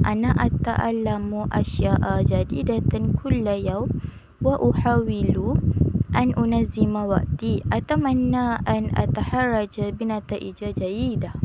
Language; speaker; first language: Arabic; non-native, learner; Malay